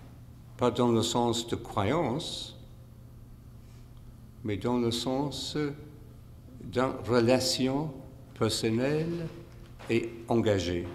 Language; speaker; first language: French; non-native, fluent; English